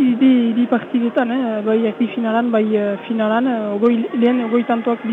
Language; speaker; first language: Basque; native; Basque